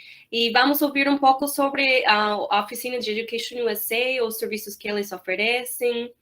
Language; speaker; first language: Portuguese; non-native, fluent; English